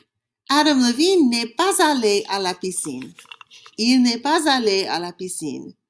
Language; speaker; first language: French; non-native, fluent; English